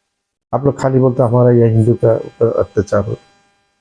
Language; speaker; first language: Hindi; non-native, learner; Bangla